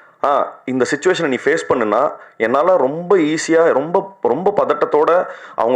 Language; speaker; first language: Tamil; native; Tamil